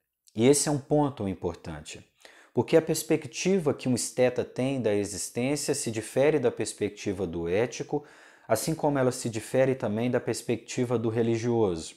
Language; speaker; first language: Portuguese; native; Portuguese